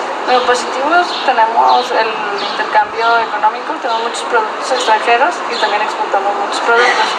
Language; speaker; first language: Spanish; native; Spanish